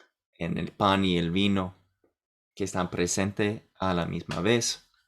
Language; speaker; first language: Spanish; non-native, fluent; English